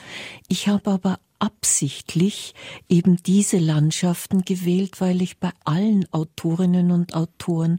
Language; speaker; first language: German; native; German